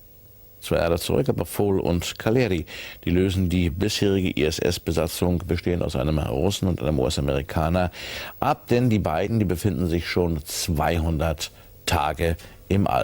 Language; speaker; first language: German; native; German